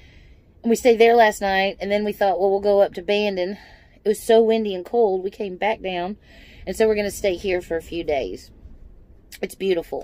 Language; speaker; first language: English; native; English